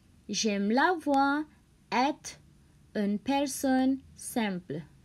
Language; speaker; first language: French; non-native, learner; Cebuano